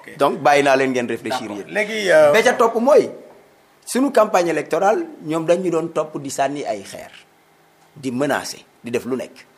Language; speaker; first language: Wolof; native; Wolof